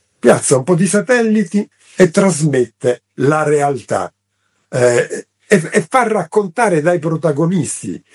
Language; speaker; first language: Italian; native; Italian